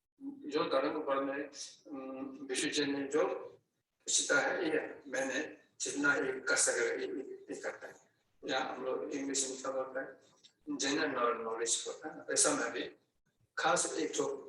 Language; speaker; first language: Hindi; non-native, learner; Tibetan